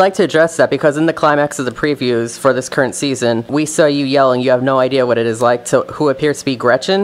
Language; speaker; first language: English; native; English